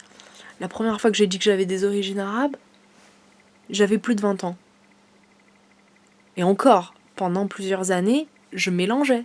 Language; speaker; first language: French; native; French